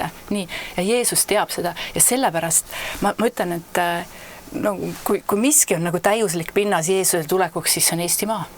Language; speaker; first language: Estonian; native; Estonian